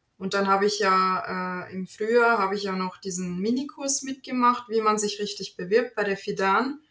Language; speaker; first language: German; native; German